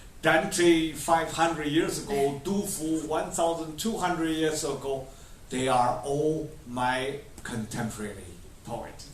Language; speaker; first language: English; non-native, fluent; Chinese